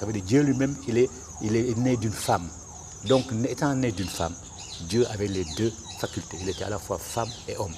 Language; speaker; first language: French; non-native, local second language; Bambara